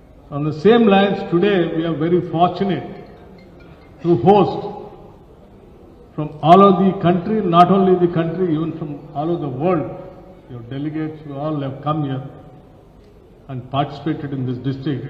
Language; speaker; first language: English; non-native, local second language; Telugu